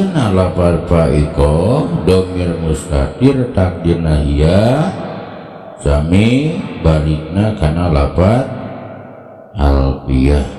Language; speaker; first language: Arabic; non-native, fluent; Sundanese